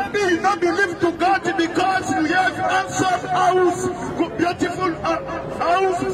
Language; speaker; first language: English; non-native, learner; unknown